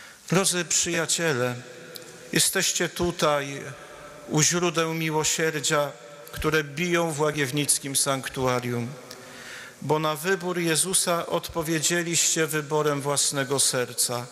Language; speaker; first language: Polish; native; Polish